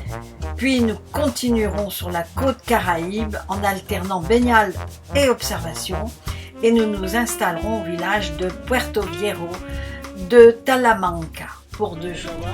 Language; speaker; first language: French; native; French